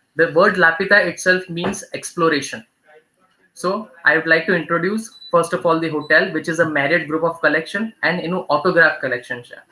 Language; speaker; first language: English; non-native, local second language; Gujarati